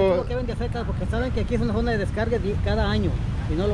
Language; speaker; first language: Spanish; native; Spanish